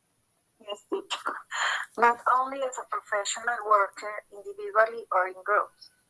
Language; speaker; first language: English; non-native, learner; Spanish